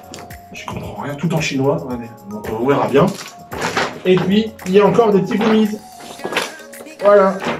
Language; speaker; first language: French; native; French